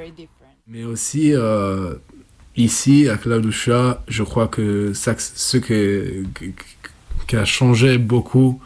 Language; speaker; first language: French; non-native, fluent; Italian